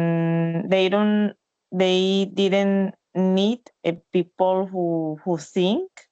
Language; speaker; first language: English; non-native, learner; Spanish